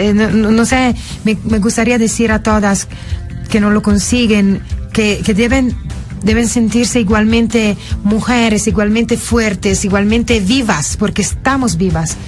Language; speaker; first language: Spanish; non-native, fluent; Italian